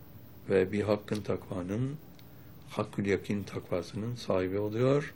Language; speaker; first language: Turkish; native; Turkish